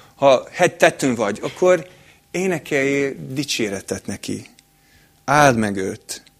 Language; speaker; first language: Hungarian; non-native, fluent; English